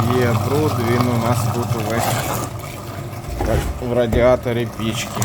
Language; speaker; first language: Ukrainian; native; Ukrainian